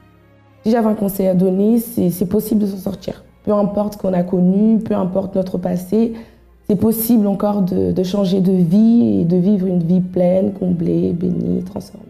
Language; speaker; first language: French; native; French